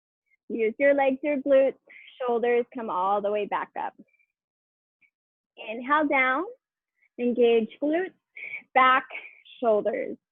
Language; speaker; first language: English; native; English